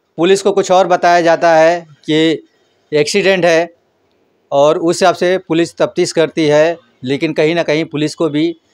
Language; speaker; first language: Hindi; native; Hindi